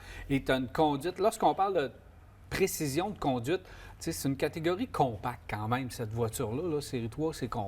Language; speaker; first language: French; native; French